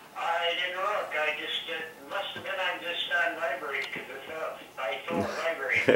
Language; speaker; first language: English; native; English